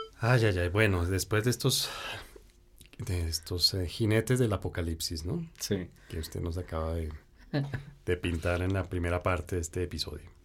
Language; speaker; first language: Spanish; native; Spanish